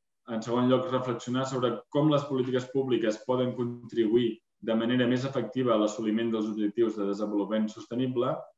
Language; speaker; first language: Catalan; native; Catalan